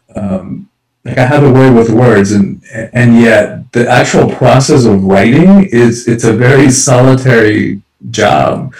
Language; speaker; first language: English; early bilingual, other home language; Spanish